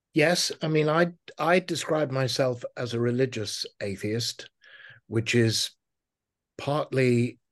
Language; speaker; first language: English; native; English